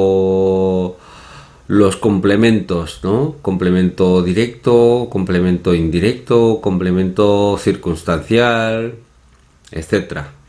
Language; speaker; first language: Spanish; non-native, fluent; Korean